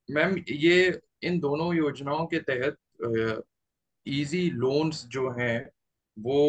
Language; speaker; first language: Hindi; native; Hindi